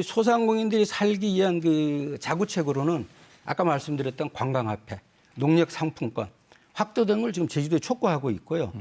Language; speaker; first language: Korean; native; Korean